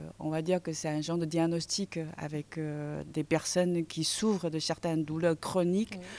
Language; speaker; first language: French; non-native, fluent; Chinese